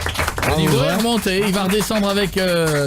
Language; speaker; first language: French; native; French